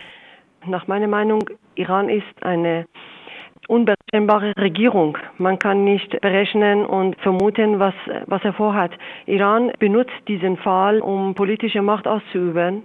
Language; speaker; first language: German; non-native, fluent; Persian